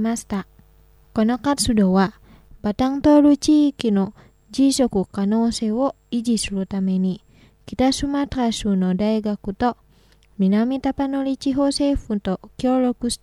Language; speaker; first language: Japanese; non-native, fluent; Indonesian